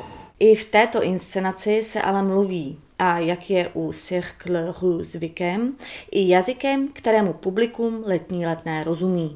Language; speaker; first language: Czech; native; Czech